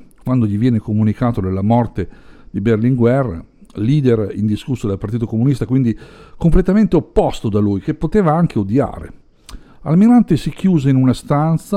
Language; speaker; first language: Italian; native; Italian